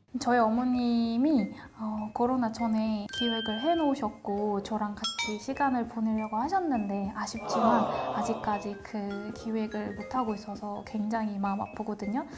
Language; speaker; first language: Korean; non-native, fluent; Uzbek